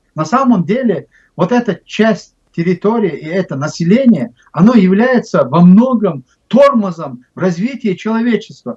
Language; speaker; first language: Russian; non-native, local second language; Chechen